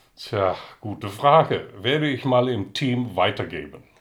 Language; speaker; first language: German; early bilingual, other home language; Dutch